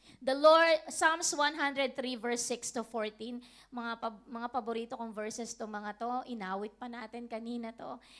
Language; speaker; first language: Filipino; native; Filipino